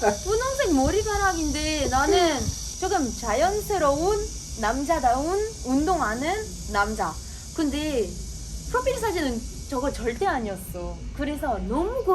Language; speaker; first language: Korean; non-native, fluent; French